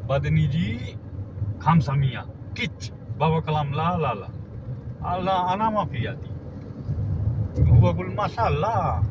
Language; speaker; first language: Arabic; non-native, learner; Hindi